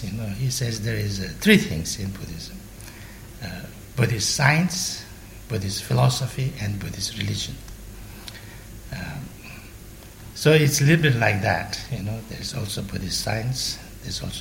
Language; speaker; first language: English; non-native, fluent; Chinese